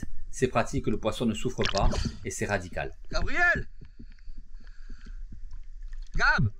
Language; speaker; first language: French; native; French